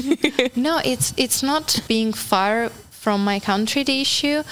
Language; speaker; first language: English; non-native, fluent; Italian